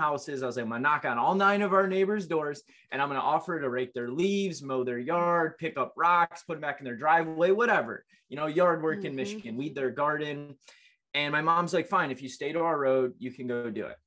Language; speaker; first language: English; native; English